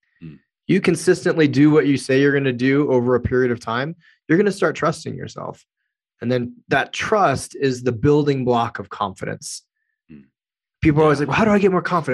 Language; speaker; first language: English; native; English